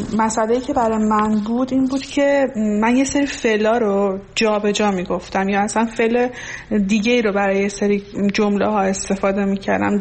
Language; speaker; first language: Persian; non-native, local second language; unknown